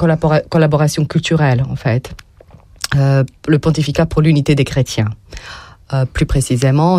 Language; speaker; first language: French; non-native, fluent; Serbian